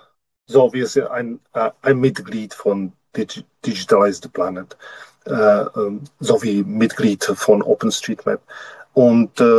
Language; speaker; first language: German; non-native, learner; Czech